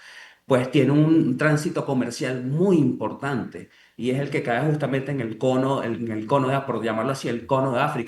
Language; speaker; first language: Spanish; native; Spanish